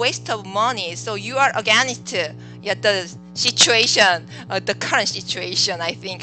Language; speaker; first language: English; non-native, learner; Korean